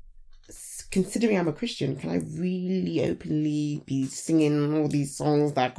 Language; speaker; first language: English; native; English